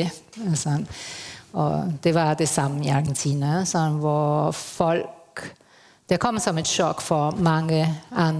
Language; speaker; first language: Danish; non-native, fluent; Spanish